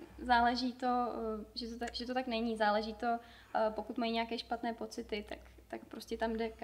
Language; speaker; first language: Czech; native; Czech